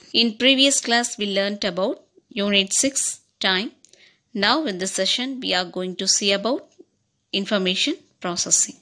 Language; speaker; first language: English; non-native, local second language; Tamil